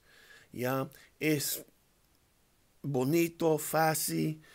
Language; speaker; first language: Spanish; non-native, learner; English